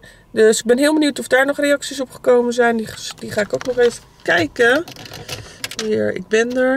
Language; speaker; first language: Dutch; native; Dutch